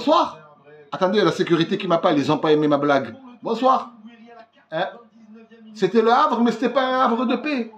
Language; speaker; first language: French; native; French